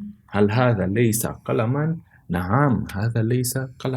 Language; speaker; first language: Arabic; non-native, fluent; Portuguese